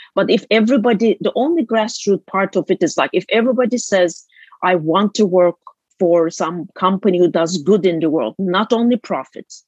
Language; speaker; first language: English; non-native, fluent; Turkish